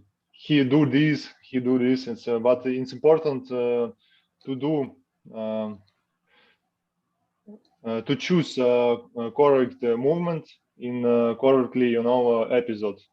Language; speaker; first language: English; non-native, learner; Russian